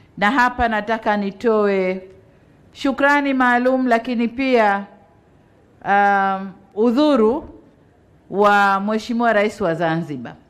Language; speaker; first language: Swahili; native; Swahili